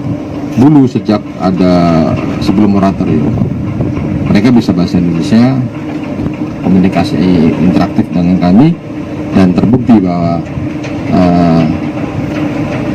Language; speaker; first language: Indonesian; native; Indonesian